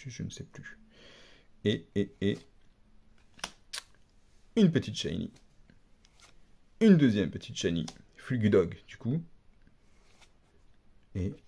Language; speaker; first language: French; native; French